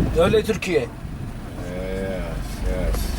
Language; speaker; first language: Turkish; non-native, learner; Polish